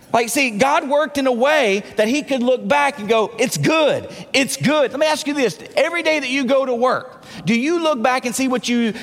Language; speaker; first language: English; native; English